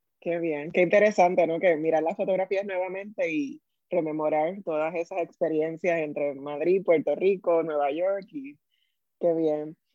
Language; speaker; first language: Spanish; native; Spanish